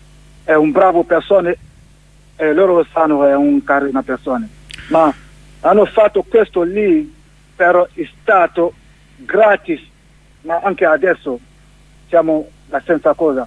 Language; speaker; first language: Italian; non-native, learner; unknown